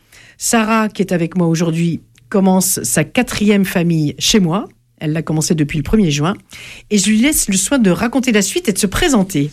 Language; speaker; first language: French; native; French